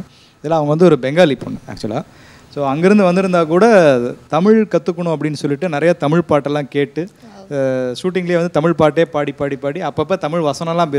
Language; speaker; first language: Tamil; native; Tamil